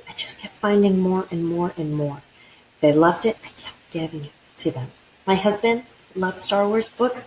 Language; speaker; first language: English; native; English